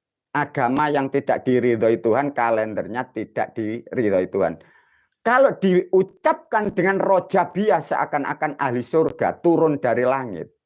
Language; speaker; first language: Indonesian; non-native, local second language; Javanese